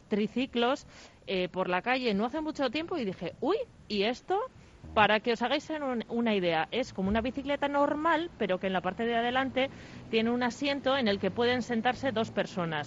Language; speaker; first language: Spanish; native; Spanish